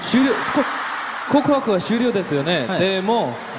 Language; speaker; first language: Japanese; non-native, learner; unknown